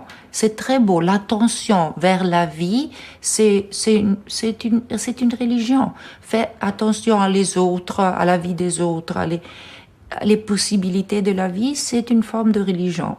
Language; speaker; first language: French; non-native, fluent; Italian